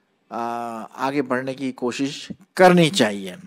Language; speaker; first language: Hindi; non-native, local second language; Marathi